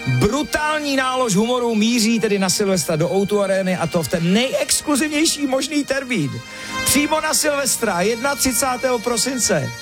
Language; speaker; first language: Czech; native; Czech